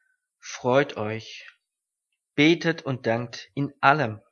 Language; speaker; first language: German; native; German